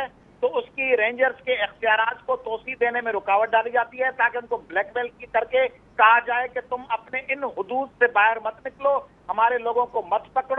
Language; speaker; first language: Urdu; native; Urdu